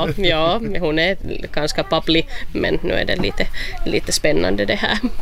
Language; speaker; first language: Swedish; non-native, local second language; Finnish